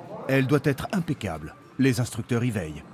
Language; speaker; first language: French; native; French